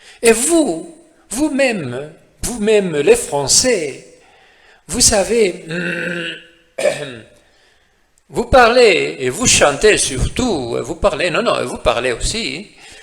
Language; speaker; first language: French; non-native, fluent; Spanish